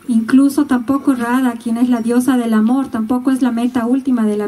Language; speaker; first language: Spanish; native; Spanish